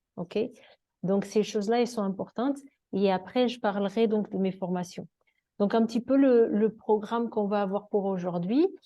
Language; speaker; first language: French; non-native, fluent; Portuguese